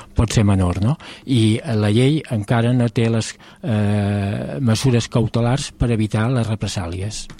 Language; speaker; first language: Catalan; native; Catalan